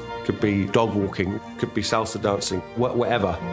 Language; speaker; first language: English; native; English